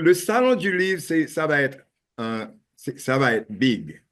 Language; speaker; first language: French; non-native, local second language; Haitian Creole